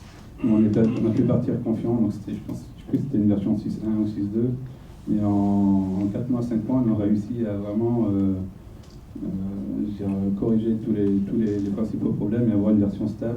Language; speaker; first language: French; native; French